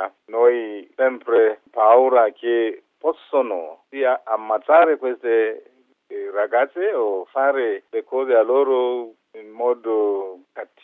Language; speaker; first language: Italian; non-native, fluent; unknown